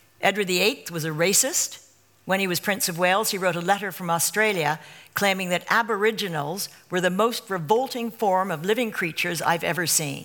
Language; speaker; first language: English; native; English